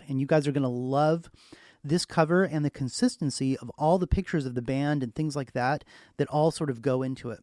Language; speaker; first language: English; native; English